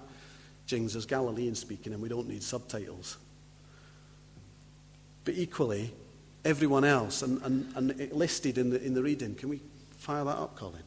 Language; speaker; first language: English; native; English